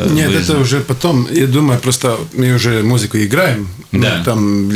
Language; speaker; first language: Russian; non-native, local second language; Latvian